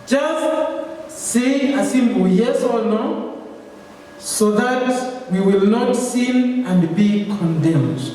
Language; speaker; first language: English; non-native, local second language; Swahili